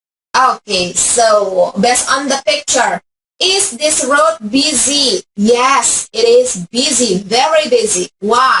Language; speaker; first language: English; non-native, fluent; Indonesian